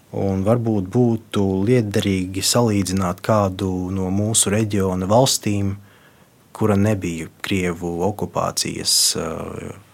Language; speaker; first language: Latvian; non-native, local second language; Russian